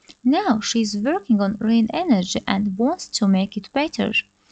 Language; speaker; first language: English; non-native, fluent; Azerbaijani